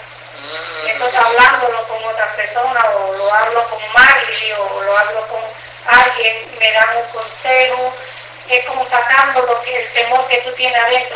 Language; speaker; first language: Spanish; native; Spanish